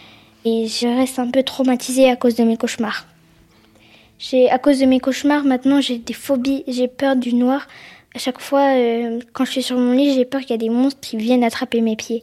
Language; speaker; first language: French; early bilingual, other home language; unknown